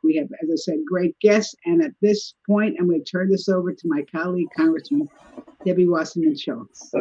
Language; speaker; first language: English; native; English